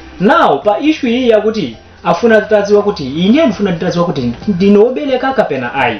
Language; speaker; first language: Nyanja; native; Nyanja